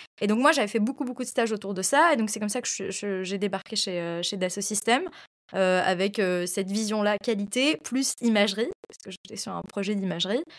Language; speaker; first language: French; non-native, local second language; Arabic